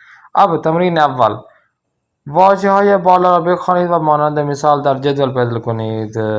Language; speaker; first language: Persian; non-native, fluent; Urdu